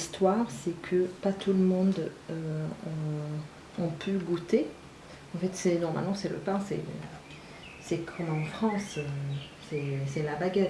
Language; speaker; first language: French; non-native, fluent; Arabic